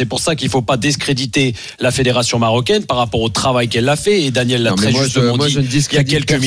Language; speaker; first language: French; native; French